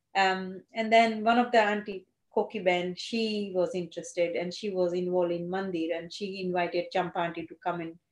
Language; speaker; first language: English; non-native, local second language; Gujarati